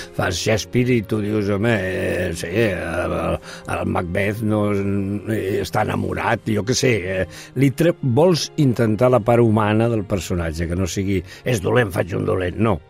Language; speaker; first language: Catalan; non-native, local second language; Spanish